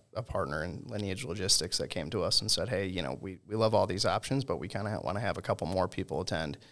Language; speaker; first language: English; native; English